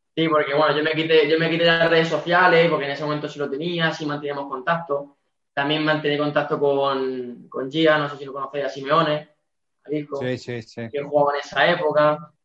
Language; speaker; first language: Spanish; native; Spanish